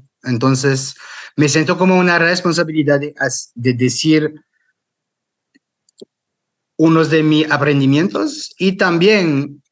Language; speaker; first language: Spanish; non-native, fluent; French